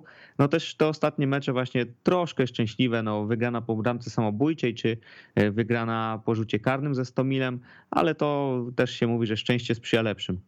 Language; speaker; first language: Polish; native; Polish